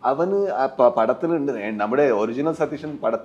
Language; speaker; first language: Malayalam; non-native, learner; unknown